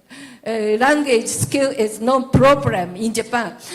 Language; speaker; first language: English; non-native, learner; Japanese